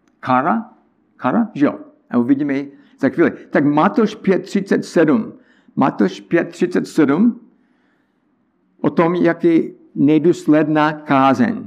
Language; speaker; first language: Czech; non-native, learner; English